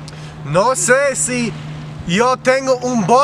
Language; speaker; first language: Spanish; non-native, learner; English